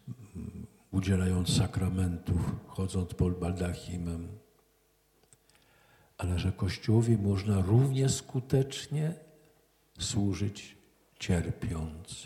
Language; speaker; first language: Polish; native; Polish